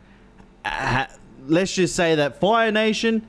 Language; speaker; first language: English; native; English